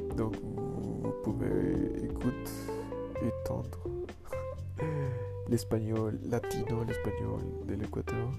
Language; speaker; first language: French; non-native, learner; Spanish